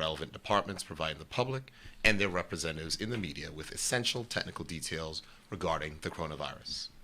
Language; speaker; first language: English; native; English